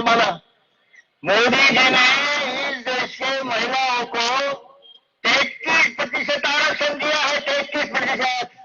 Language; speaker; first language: Hindi; non-native, local second language; Marathi